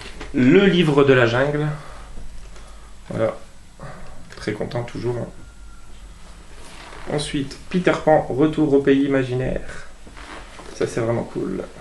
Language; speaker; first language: French; native; French